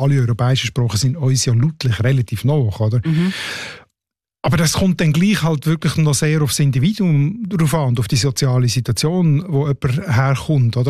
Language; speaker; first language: German; native; German